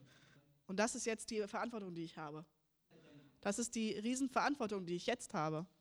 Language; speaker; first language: German; early bilingual, heritage; German